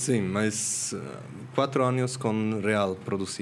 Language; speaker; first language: Portuguese; non-native, learner; Swiss German